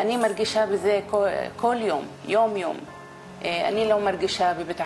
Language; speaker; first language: Hebrew; non-native, learner; Arabic